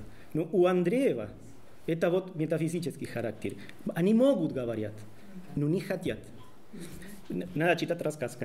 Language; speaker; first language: Russian; non-native, fluent; Spanish